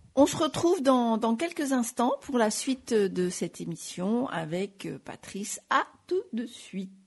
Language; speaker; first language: French; native; French